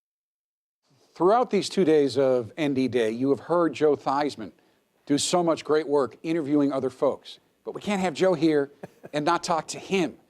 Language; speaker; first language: English; native; English